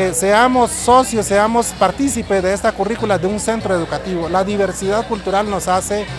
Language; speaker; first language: Spanish; non-native, local second language; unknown